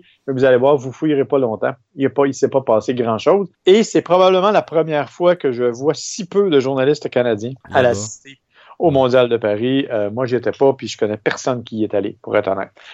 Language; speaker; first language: French; native; French